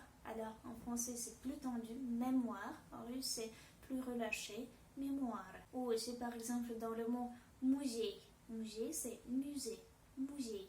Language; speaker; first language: French; non-native, fluent; Russian